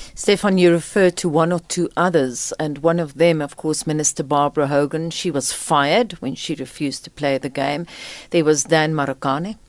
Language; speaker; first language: English; non-native, local second language; Afrikaans